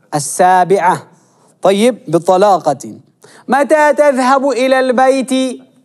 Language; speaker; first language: Arabic; non-native, fluent; Kashmiri